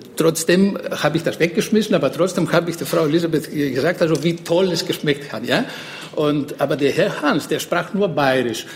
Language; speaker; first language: German; non-native, fluent; Greek